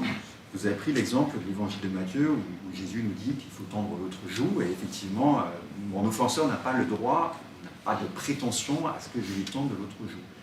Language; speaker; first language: French; native; French